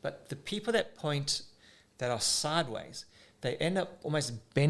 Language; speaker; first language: English; native; English